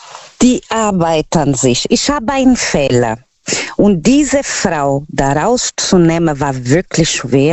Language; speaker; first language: German; non-native, learner; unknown